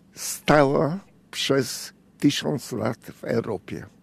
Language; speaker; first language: Polish; non-native, fluent; Hungarian